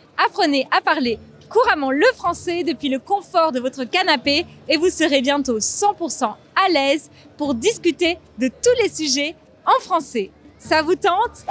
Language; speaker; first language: French; native; French